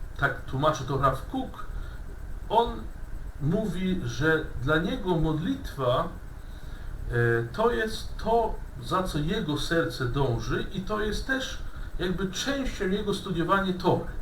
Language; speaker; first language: Polish; non-native, fluent; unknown